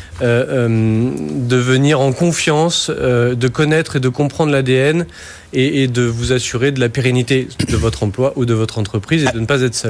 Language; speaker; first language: French; native; French